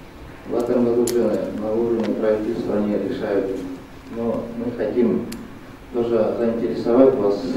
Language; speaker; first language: Russian; non-native, local second language; Kyrgyz